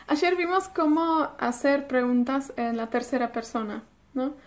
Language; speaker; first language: Spanish; non-native, fluent; Welsh